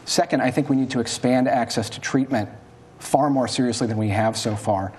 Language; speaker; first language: English; native; English